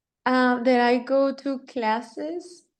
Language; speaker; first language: English; non-native, fluent; Spanish